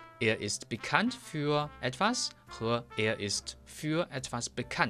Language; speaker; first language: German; non-native, fluent; Chinese